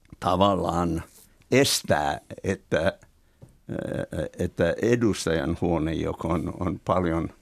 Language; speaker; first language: Finnish; non-native, fluent; English